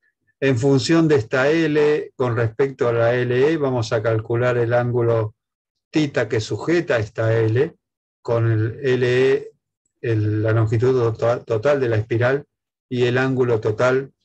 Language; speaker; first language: Spanish; native; Spanish